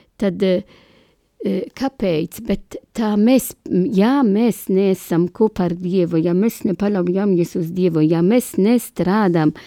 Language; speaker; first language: Latvian; non-native, learner; Italian